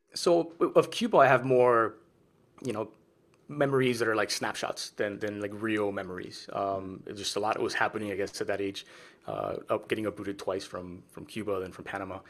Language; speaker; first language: English; early bilingual, other home language; Spanish